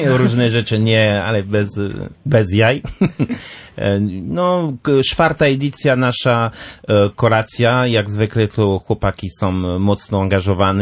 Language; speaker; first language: Polish; non-native, learner; French